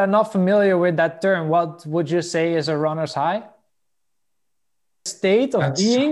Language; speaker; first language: English; non-native, fluent; Dutch